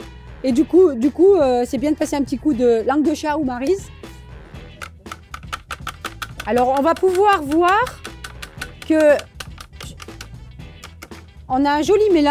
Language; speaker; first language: French; native; French